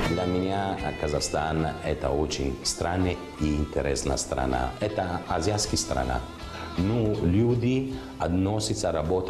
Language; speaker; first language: Russian; non-native, learner; Italian